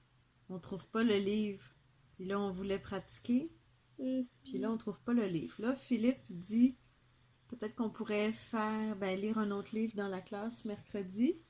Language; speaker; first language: French; native; French